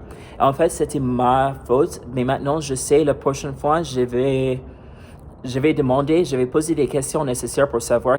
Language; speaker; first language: French; non-native, fluent; English